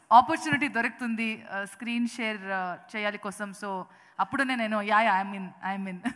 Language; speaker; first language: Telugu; non-native, learner; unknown